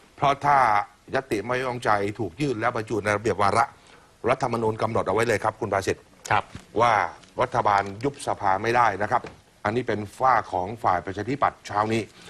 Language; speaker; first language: Thai; native; Thai